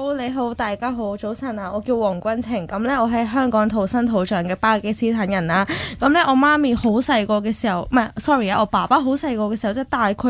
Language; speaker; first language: Cantonese; early bilingual, other home language; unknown